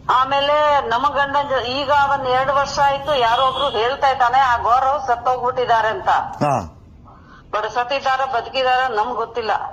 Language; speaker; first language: Kannada; native; Kannada